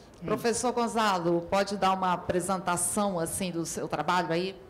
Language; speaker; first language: Portuguese; native; Portuguese